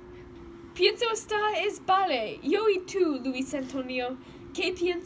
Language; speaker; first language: Spanish; non-native, learner; English